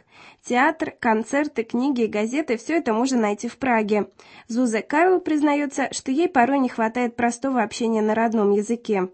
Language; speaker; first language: Russian; native; Russian